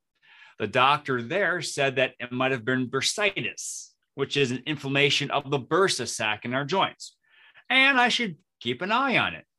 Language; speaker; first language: English; native; English